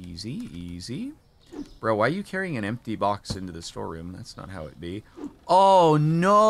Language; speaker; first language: English; native; English